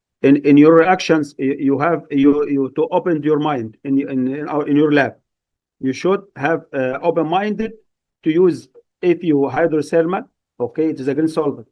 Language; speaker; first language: English; non-native, fluent; Arabic